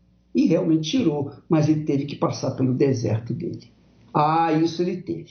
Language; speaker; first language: Portuguese; native; Portuguese